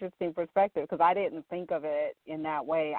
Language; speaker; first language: English; native; English